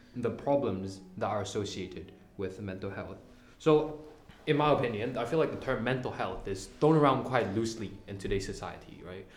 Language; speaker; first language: English; non-native, local second language; Cantonese